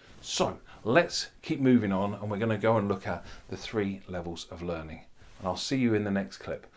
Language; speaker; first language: English; native; English